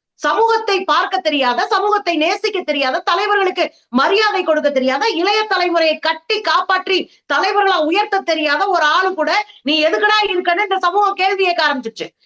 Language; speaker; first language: Tamil; native; Tamil